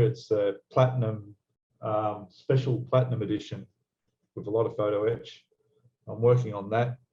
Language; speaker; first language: English; native; English